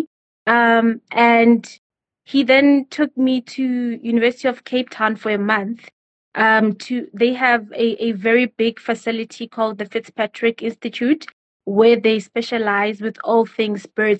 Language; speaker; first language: English; non-native, local second language; Northern Sotho